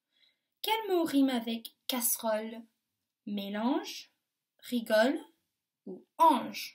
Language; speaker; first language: French; native; French